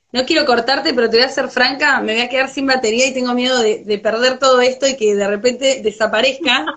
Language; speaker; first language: Spanish; native; Spanish